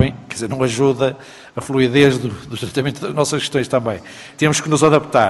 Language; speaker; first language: Portuguese; native; Portuguese